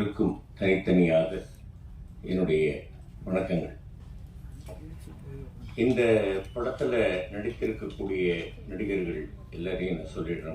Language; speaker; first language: Tamil; native; Tamil